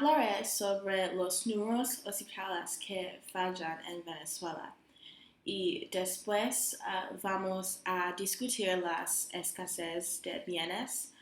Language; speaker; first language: Spanish; non-native, learner; English